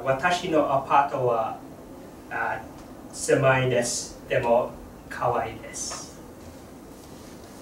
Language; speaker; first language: Japanese; non-native, learner; English